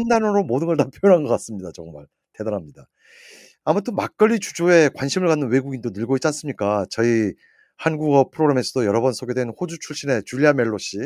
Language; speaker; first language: Korean; native; Korean